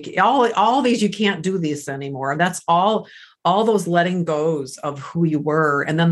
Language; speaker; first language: English; early bilingual, other home language; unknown